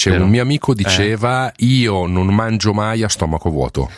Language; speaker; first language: Italian; native; Italian